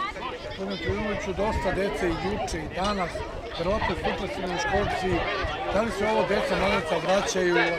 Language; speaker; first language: Serbian; native; Serbian